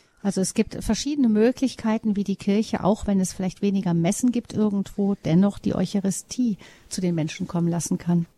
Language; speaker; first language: German; native; German